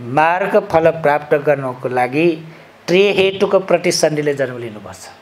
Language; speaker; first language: Nepali; non-native, local second language; Newari